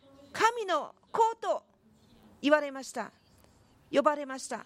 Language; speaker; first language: Japanese; non-native, fluent; Korean